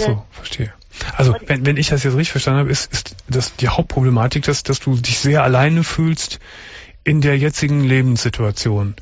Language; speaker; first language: German; native; German